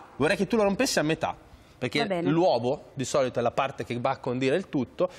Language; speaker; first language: Italian; native; Italian